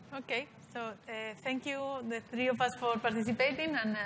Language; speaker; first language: English; non-native, fluent; Spanish